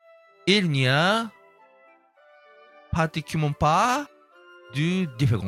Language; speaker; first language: French; non-native, learner; Japanese